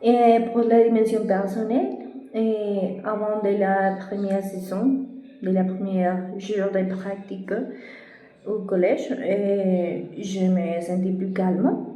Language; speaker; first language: French; non-native, fluent; Spanish